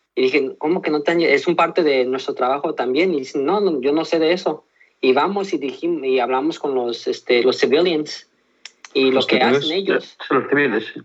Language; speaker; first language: Spanish; early bilingual, heritage; Spanish